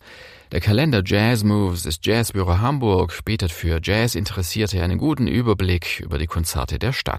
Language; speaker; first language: German; native; German